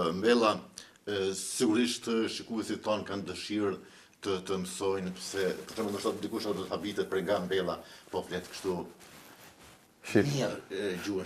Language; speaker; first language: Albanian; native; Albanian